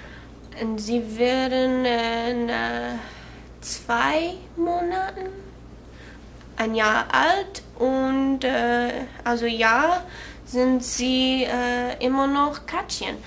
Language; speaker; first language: German; non-native, learner; English